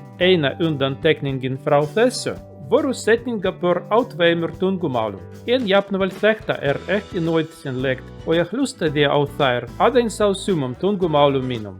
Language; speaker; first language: Icelandic; non-native, learner; Russian